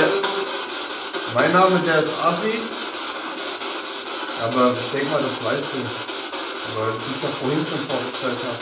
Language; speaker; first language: German; native; German